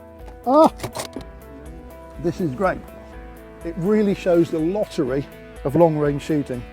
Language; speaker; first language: English; native; English